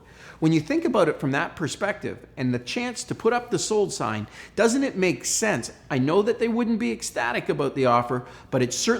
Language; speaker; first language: English; native; English